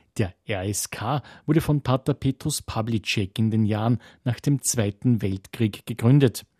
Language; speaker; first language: German; native; German